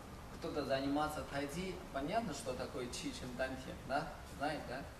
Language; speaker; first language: Russian; non-native, learner; Chinese